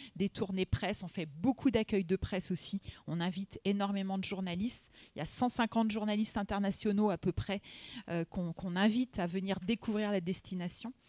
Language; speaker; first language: French; native; French